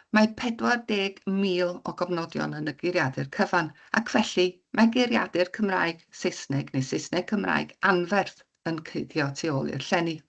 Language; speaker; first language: Welsh; native; Welsh